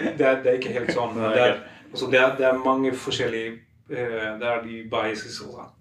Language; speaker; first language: Norwegian; non-native, fluent; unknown